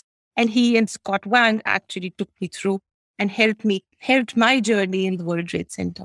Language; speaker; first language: English; non-native, local second language; Kashmiri